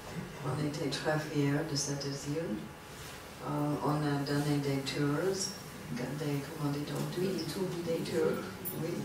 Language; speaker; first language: French; non-native, learner; English